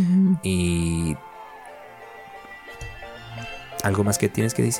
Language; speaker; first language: Spanish; early bilingual, other home language; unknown